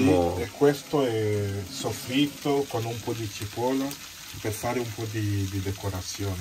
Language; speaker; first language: Italian; non-native, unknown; Wolof